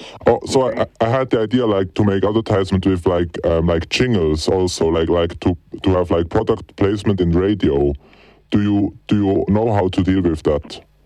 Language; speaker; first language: English; non-native, fluent; German